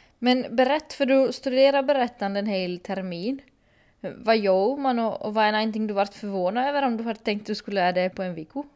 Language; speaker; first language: Swedish; native; Swedish